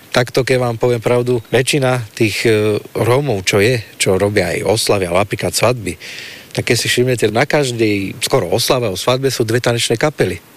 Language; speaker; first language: Slovak; native; Slovak